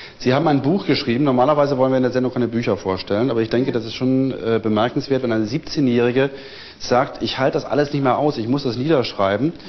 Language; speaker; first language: German; native; German